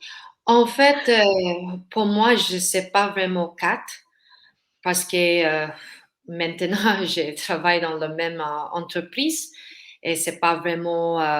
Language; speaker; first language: French; non-native, learner; Filipino